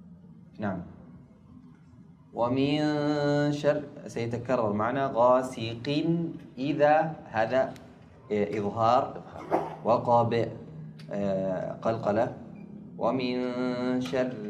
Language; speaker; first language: Arabic; native; Arabic